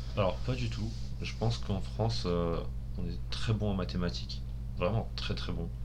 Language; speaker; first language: French; early bilingual, other home language; Spanish